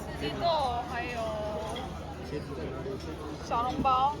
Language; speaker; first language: Chinese; non-native, fluent; Korean